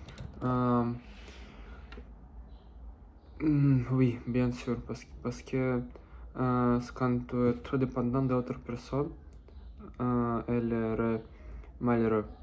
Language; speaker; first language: French; non-native, learner; Russian